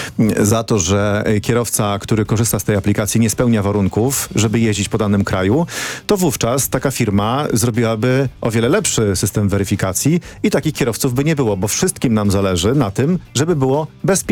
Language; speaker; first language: Polish; native; Polish